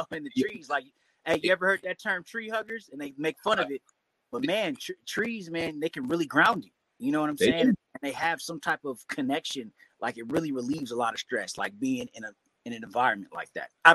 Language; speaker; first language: English; native; English